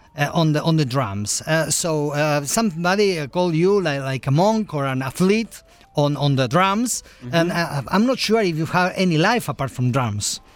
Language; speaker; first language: English; non-native, fluent; Spanish